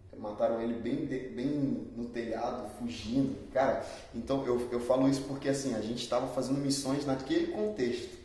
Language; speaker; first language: Portuguese; early bilingual, other home language; Spanish